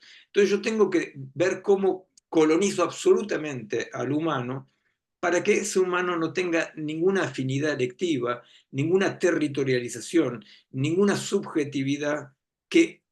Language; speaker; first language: Spanish; native; Spanish